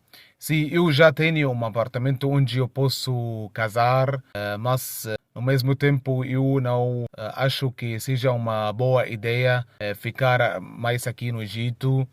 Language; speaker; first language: Portuguese; non-native, fluent; Arabic